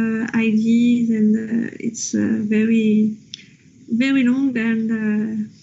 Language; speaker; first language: English; non-native, learner; French